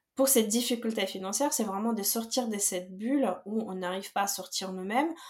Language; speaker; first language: French; non-native, fluent; Russian